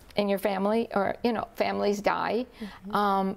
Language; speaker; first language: English; native; English